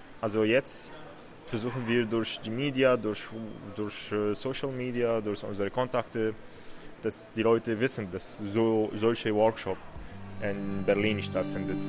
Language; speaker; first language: German; non-native, learner; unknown